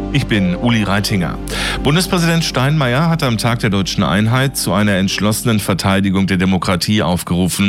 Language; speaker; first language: German; native; German